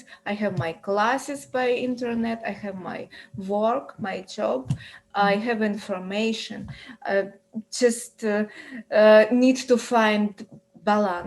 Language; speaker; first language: English; non-native, learner; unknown